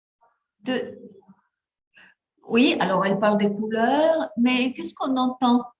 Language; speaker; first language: French; non-native, fluent; Spanish